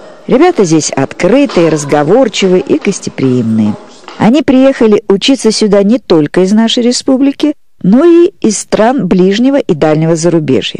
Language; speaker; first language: Russian; native; Russian